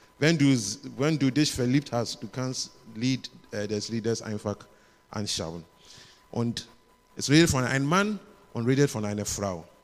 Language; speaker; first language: German; non-native, learner; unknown